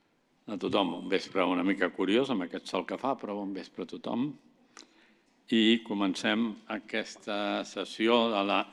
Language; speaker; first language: Catalan; native; Catalan